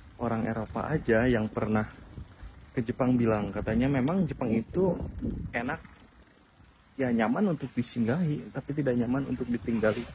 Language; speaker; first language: Indonesian; native; Indonesian